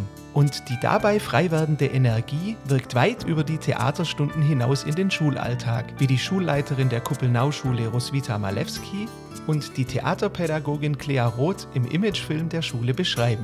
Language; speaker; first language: German; native; German